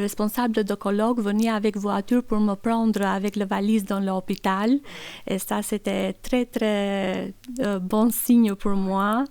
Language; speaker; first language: French; non-native, learner; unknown